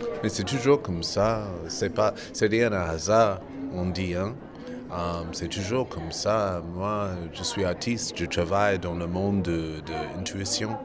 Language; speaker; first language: French; non-native, fluent; English